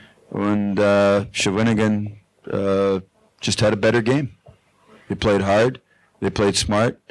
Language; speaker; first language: English; native; English